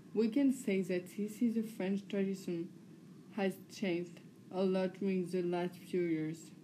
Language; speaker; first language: English; non-native, learner; French